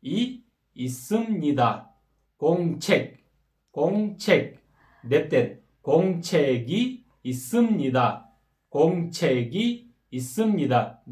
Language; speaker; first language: Korean; non-native, fluent; Kyrgyz